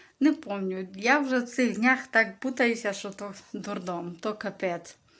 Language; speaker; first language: Ukrainian; native; Ukrainian